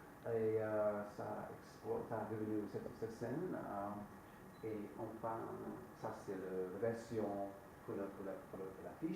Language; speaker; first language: French; non-native, fluent; English